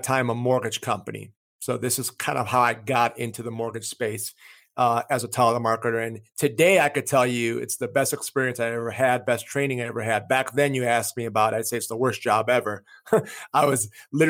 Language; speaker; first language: English; early bilingual, other home language; Greek